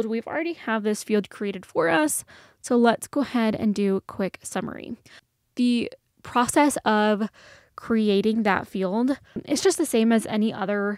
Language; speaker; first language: English; native; English